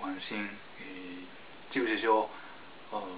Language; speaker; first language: Chinese; non-native, fluent; Japanese